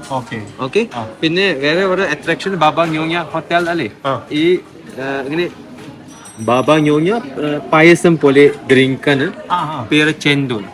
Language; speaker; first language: Malayalam; early bilingual, heritage; Malayalam